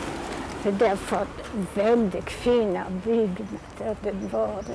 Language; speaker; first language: Swedish; non-native, fluent; Polish